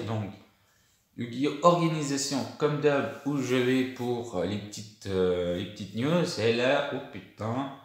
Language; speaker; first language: French; native; French